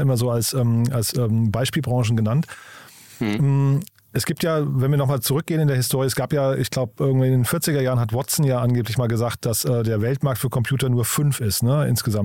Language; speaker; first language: German; native; German